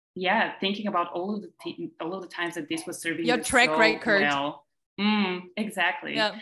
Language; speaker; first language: English; non-native, fluent; Bulgarian